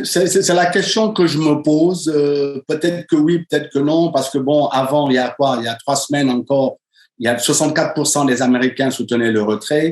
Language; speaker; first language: French; native; French